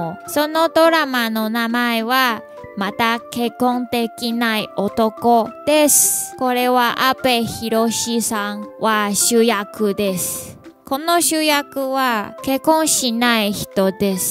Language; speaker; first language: Japanese; non-native, learner; Chinese